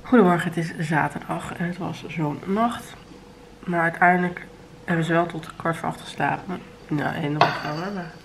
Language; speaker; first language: Dutch; native; Dutch